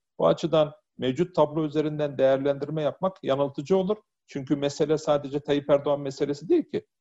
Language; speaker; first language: Turkish; early bilingual, heritage; Turkish